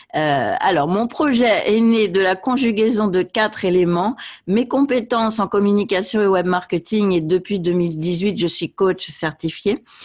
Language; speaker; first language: French; native; French